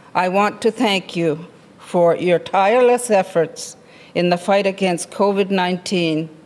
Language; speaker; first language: English; non-native, local second language; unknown